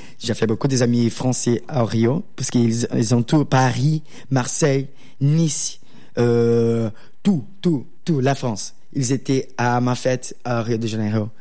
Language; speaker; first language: French; non-native, learner; Portuguese